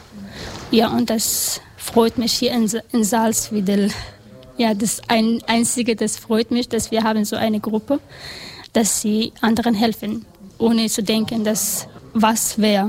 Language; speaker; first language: German; non-native, learner; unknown